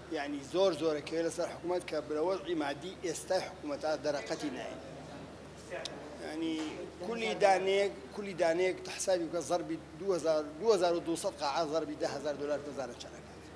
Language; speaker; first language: Central Kurdish; native; Central Kurdish